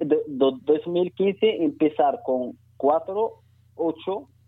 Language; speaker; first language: Spanish; non-native, learner; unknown